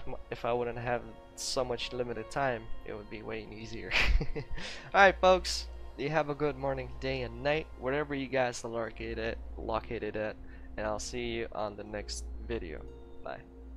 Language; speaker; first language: English; non-native, fluent; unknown